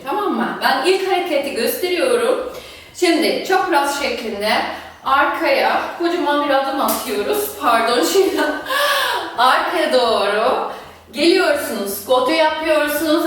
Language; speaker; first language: Turkish; non-native, fluent; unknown